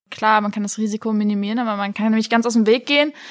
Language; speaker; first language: German; native; German